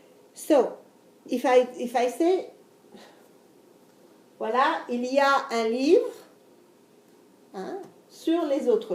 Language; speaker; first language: French; non-native, fluent; English